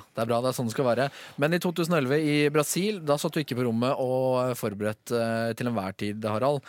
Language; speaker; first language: Norwegian; native; Norwegian